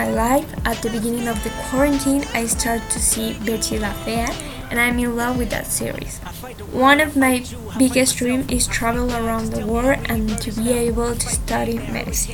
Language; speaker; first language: English; non-native, learner; Spanish